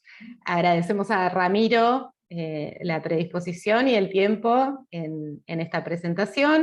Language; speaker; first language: Spanish; native; Spanish